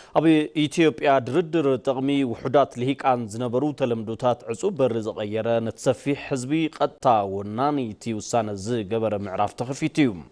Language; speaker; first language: Tigrinya; native; Tigrinya